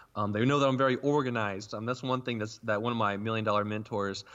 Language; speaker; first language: English; native; English